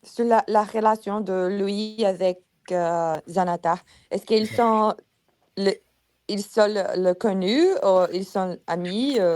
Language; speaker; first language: French; non-native, learner; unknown